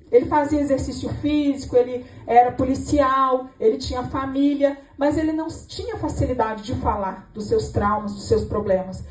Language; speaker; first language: Portuguese; native; Portuguese